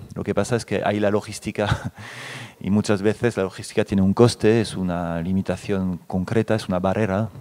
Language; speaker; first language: Spanish; non-native, fluent; French